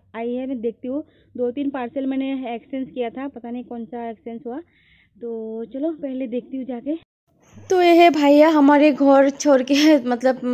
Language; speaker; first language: Hindi; non-native, local second language; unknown